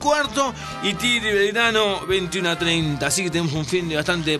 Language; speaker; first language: Spanish; native; Spanish